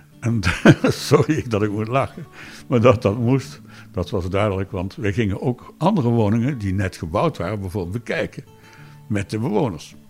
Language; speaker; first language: Dutch; native; Dutch